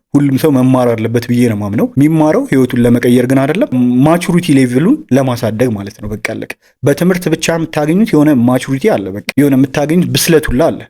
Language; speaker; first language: Amharic; native; Amharic